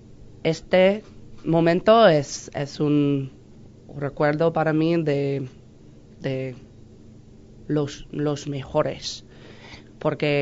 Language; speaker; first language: Spanish; non-native, learner; English